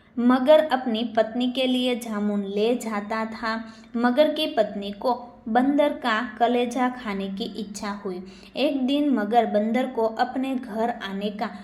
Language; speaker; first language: Hindi; non-native, local second language; Gujarati